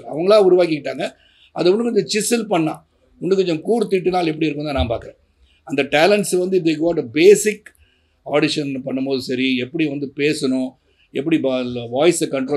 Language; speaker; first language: Tamil; native; Tamil